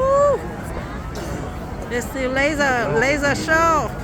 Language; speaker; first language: English; non-native, learner; Vietnamese